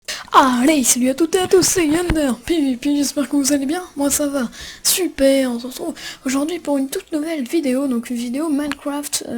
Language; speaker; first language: French; native; French